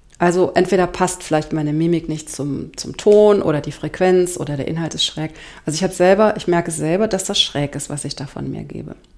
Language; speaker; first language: German; native; German